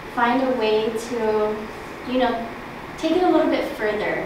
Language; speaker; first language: English; native; English